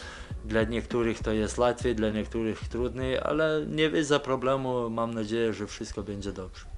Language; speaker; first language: Polish; non-native, fluent; Lithuanian